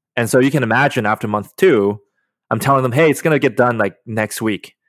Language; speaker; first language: English; early bilingual, other home language; Chinese